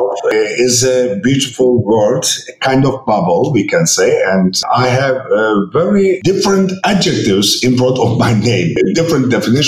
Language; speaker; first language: English; non-native, fluent; Turkish